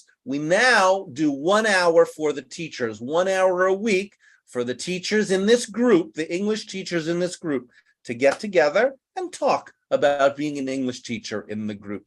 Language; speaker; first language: English; non-native, fluent; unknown